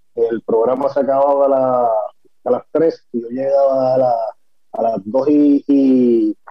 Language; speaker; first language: Spanish; native; Spanish